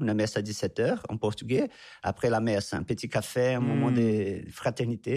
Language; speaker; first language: French; non-native, fluent; Portuguese